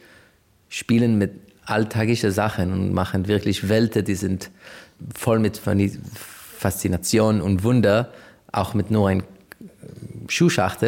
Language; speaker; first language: German; non-native, fluent; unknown